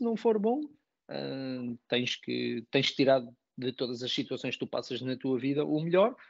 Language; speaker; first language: Portuguese; native; Portuguese